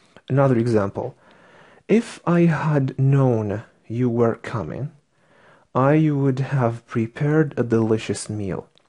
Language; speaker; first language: English; non-native, fluent; Arabic